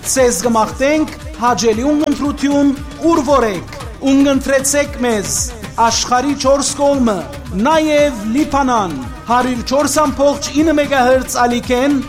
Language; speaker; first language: Armenian; early bilingual, heritage; Armenian